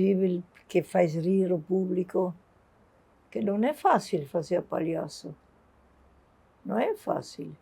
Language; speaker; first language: Portuguese; non-native, fluent; Italian